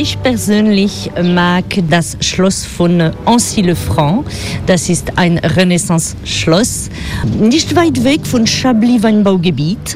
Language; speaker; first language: German; non-native, learner; French